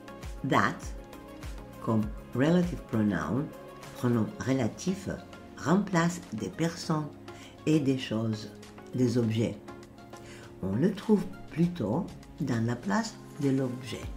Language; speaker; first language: French; non-native, fluent; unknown